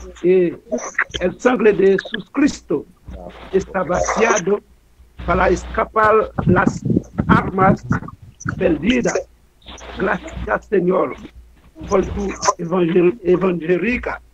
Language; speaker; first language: Spanish; non-native, learner; Haitian Creole